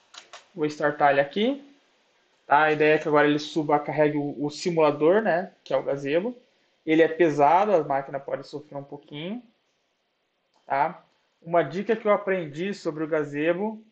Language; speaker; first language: Portuguese; native; Portuguese